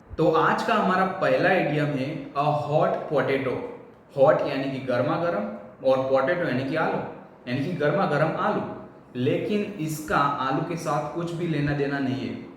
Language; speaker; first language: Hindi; non-native, local second language; Gujarati